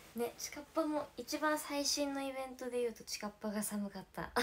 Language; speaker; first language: Japanese; native; Japanese